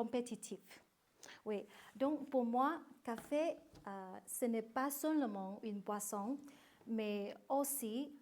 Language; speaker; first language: French; non-native, learner; Vietnamese